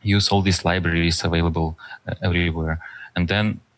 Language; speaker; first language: English; non-native, fluent; Russian